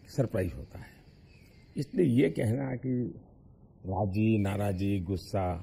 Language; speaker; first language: Hindi; non-native, local second language; Gujarati